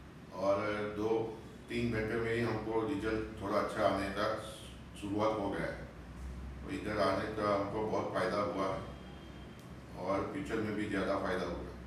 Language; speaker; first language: Hindi; non-native, local second language; Gujarati